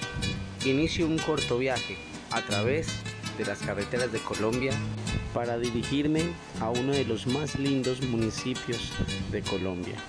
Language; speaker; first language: Spanish; native; Spanish